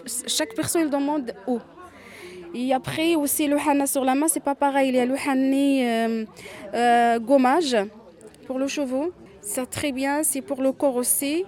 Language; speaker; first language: French; non-native, learner; Arabic